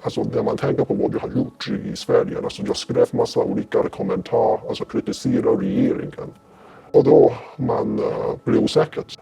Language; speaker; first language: Swedish; non-native, fluent; Cantonese